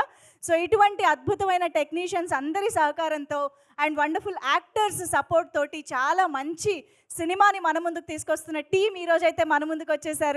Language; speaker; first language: Telugu; native; Telugu